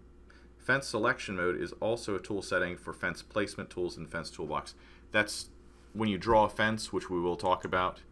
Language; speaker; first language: English; native; English